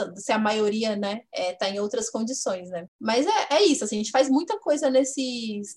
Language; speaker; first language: Portuguese; native; Portuguese